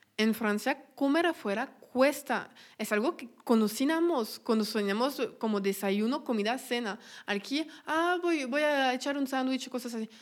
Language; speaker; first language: Spanish; non-native, fluent; French